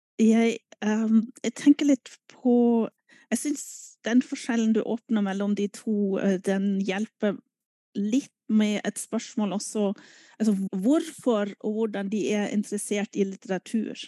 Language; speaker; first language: Norwegian; non-native, fluent; German